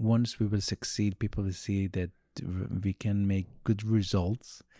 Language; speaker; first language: English; non-native, learner; Yiddish